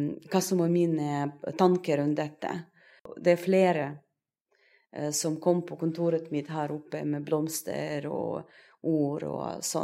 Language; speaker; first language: Norwegian; non-native, fluent; Russian